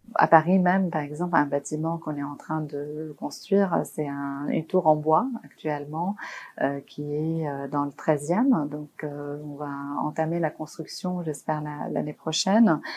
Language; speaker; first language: French; non-native, local second language; Arabic